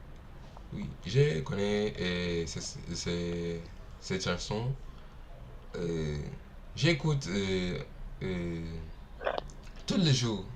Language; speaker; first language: French; non-native, learner; Portuguese